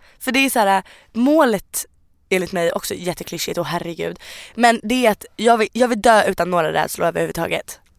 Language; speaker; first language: Swedish; native; Swedish